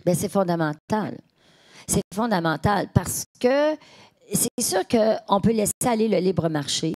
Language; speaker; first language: French; native; French